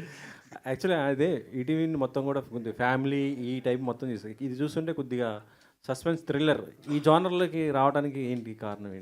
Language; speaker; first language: Telugu; native; Telugu